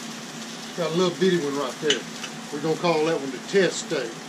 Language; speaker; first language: English; native; English